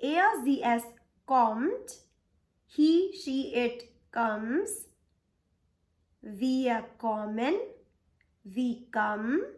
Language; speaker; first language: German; non-native, fluent; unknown